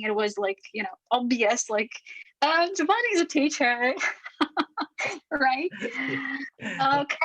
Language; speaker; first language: English; non-native, fluent; Russian